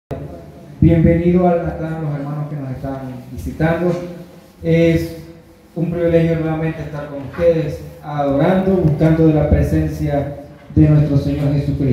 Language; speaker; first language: Spanish; native; Spanish